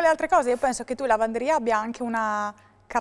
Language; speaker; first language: Italian; native; Italian